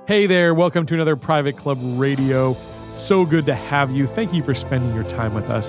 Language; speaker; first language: English; native; English